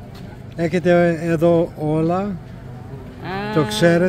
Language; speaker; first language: Greek; non-native, learner; Serbian